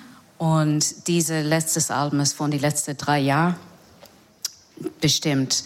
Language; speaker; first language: German; non-native, fluent; English